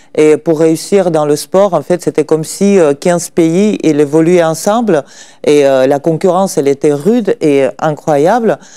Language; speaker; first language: French; non-native, fluent; Russian